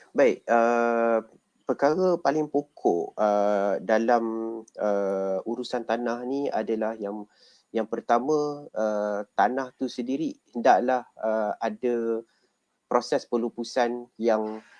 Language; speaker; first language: Malay; native; Malay